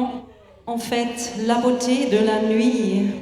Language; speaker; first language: French; non-native, fluent; German